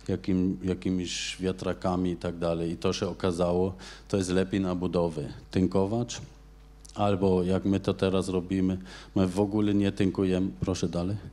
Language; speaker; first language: Polish; non-native, fluent; German